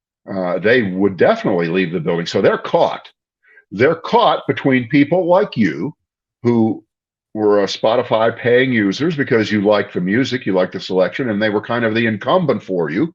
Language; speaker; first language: English; native; English